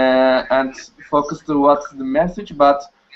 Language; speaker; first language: English; non-native, learner; Turkish